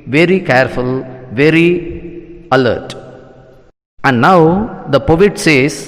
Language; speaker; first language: English; non-native, local second language; Tamil